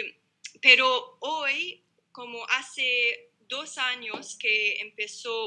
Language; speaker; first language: Spanish; non-native, learner; Arabic